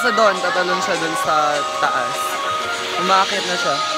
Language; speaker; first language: Filipino; native; Filipino